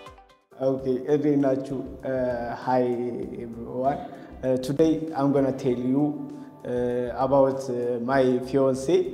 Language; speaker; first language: English; non-native, learner; Amharic